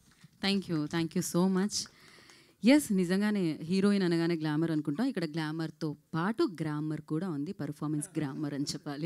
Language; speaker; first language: Telugu; native; Telugu